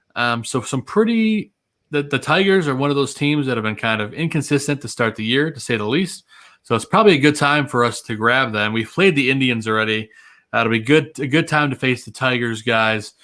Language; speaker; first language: English; native; English